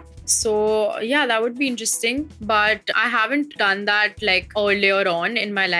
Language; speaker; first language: English; non-native, local second language; Hindi